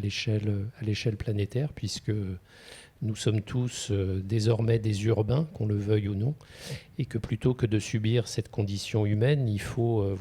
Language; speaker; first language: French; native; French